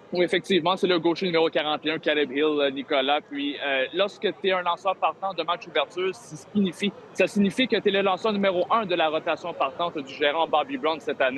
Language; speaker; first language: French; native; French